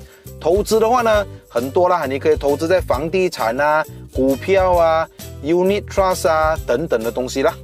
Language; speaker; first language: Chinese; native; Chinese